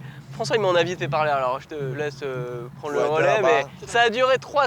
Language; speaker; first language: French; native; French